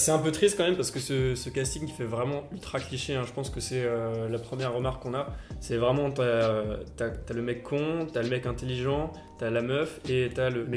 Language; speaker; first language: French; native; French